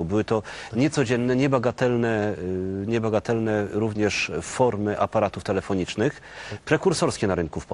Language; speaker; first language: Polish; native; Polish